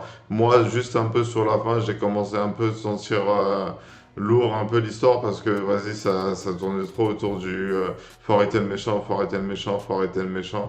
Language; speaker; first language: French; native; French